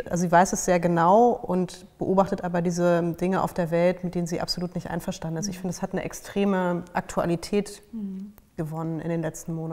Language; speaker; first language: German; native; German